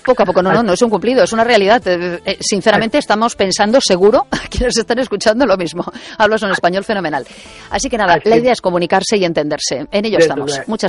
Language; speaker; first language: Spanish; native; Spanish